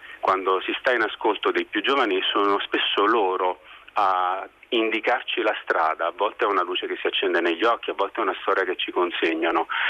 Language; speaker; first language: Italian; native; Italian